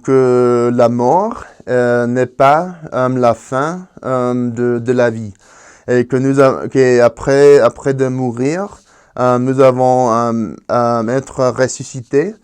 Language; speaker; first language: French; non-native, fluent; Spanish